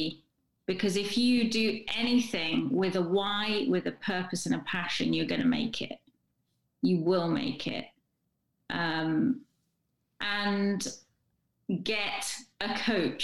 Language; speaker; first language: English; native; English